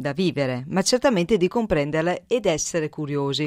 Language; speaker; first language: Italian; native; Italian